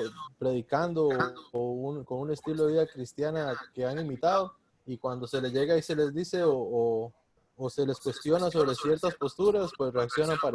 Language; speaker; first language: Spanish; native; Spanish